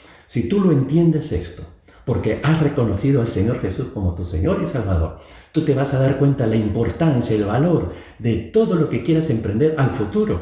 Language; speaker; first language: Spanish; native; Spanish